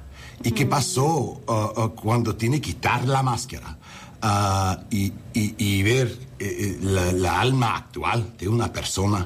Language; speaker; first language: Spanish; non-native, learner; English